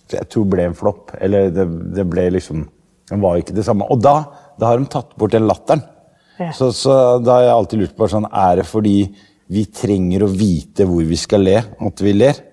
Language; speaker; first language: Norwegian; early bilingual, other home language; Arabic